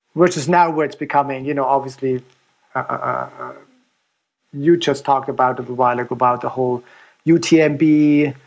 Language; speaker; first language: English; non-native, fluent; German